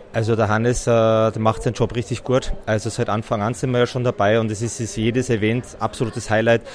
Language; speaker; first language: German; native; German